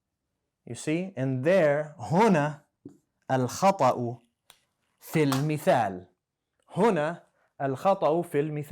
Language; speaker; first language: Arabic; non-native, fluent; English